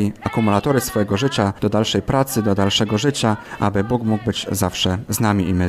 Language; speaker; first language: Polish; native; Polish